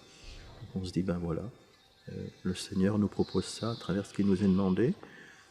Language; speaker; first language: French; native; French